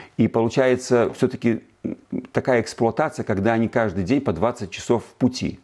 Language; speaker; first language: Russian; native; Russian